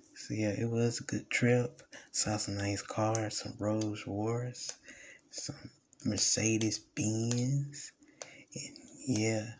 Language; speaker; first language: English; native; English